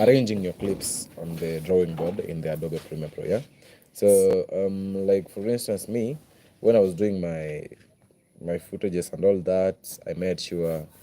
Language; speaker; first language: English; non-native, local second language; Swahili